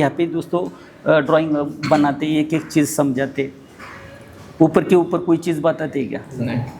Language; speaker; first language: Hindi; non-native, local second language; Marathi